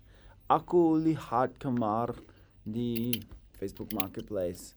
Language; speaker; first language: Indonesian; non-native, learner; English